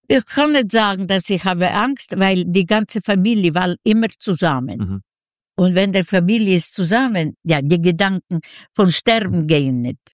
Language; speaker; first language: German; non-native, learner; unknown